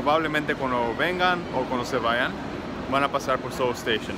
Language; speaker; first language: Spanish; early bilingual, heritage; Spanish